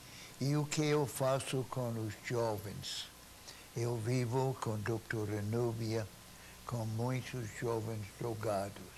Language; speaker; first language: Portuguese; non-native, fluent; English